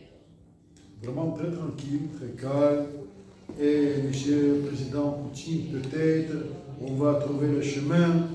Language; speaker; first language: French; non-native, learner; Russian